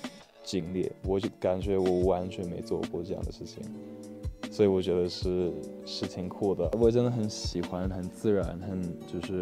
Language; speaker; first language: Chinese; non-native, fluent; English